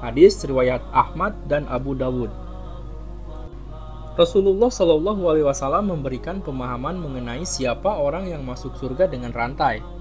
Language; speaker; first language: Indonesian; native; Indonesian